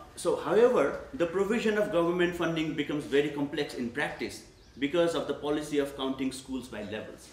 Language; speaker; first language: English; non-native, local second language; Nepali